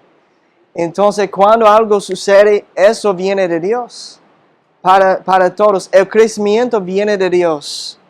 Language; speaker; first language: Spanish; non-native, fluent; English